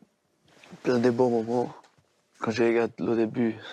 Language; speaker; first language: French; non-native, fluent; Portuguese